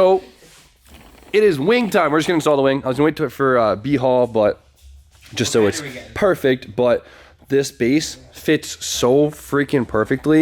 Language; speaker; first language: English; native; English